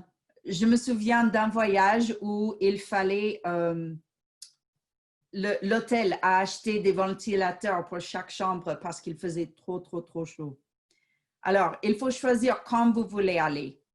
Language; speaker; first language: French; non-native, fluent; English